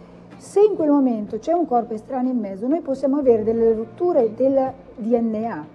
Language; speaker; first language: Italian; native; Italian